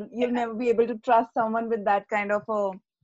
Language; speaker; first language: English; non-native, local second language; Hindi